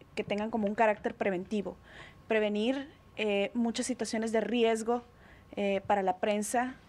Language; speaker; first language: Spanish; native; Spanish